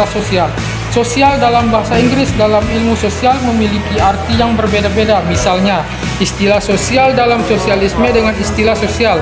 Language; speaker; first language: Indonesian; non-native, local second language; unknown